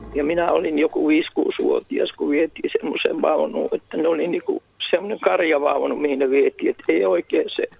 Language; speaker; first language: Finnish; native; Finnish